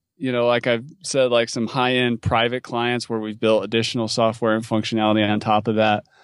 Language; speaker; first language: English; native; English